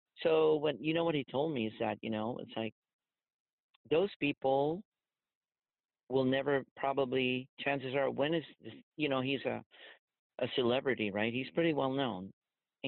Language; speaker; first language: English; non-native, local second language; Filipino